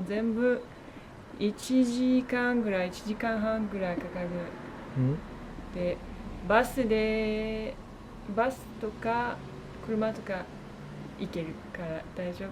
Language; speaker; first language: Japanese; non-native, learner; French